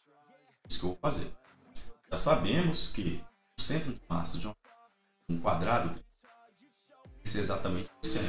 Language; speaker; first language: Portuguese; native; Portuguese